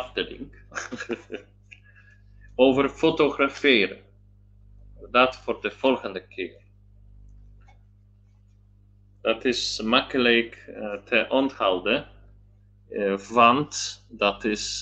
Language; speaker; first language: Dutch; non-native, learner; Polish